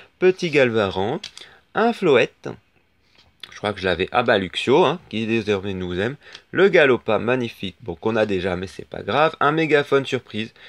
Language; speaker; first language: French; native; French